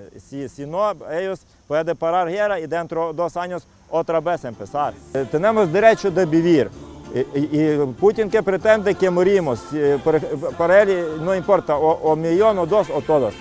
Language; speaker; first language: Spanish; non-native, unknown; Ukrainian